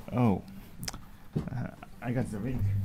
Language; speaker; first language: English; non-native, learner; Japanese